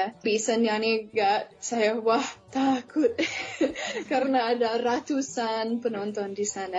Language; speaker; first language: Indonesian; non-native, fluent; English